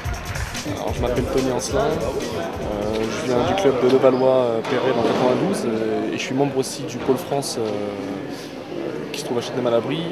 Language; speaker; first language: French; native; French